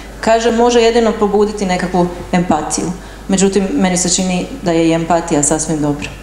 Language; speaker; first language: Croatian; native; Croatian